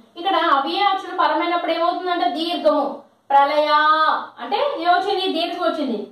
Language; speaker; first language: Telugu; non-native, local second language; Lambadi